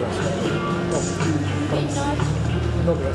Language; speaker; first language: Spanish; non-native, fluent; English